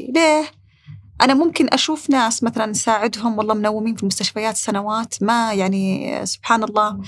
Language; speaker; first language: Arabic; native; Arabic